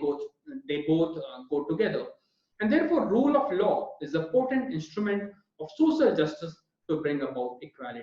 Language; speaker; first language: English; non-native, local second language; Hindi